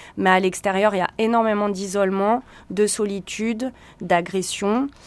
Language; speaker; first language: French; native; French